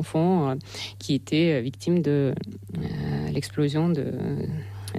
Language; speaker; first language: French; non-native, fluent; Russian